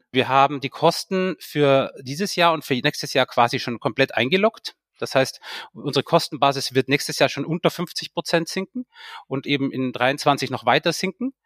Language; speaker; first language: German; native; German